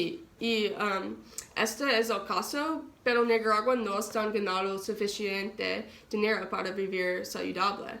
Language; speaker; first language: Spanish; non-native, learner; English